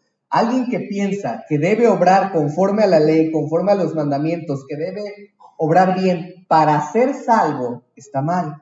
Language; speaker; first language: Spanish; native; Spanish